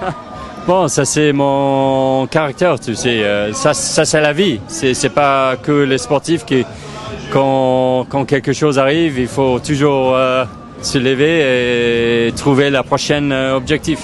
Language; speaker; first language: French; non-native, fluent; English